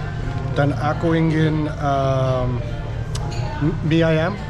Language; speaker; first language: Indonesian; non-native, learner; English